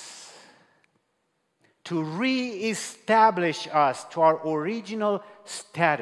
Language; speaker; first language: English; non-native, fluent; Romanian